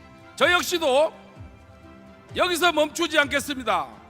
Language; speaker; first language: Korean; native; Korean